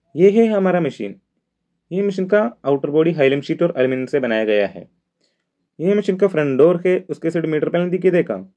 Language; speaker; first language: Hindi; non-native, local second language; Malayalam